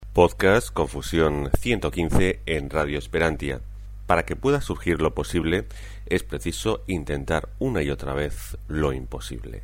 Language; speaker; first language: Spanish; native; Spanish